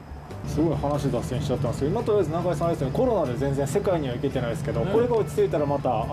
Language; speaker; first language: Japanese; native; Japanese